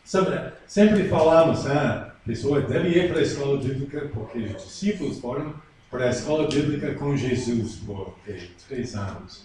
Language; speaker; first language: Portuguese; non-native, fluent; English